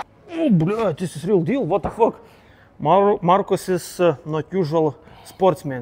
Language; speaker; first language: English; non-native, learner; Lithuanian